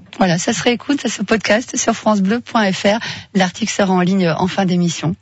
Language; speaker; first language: French; native; French